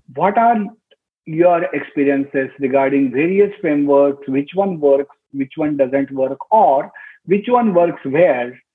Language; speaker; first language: English; non-native, local second language; Marathi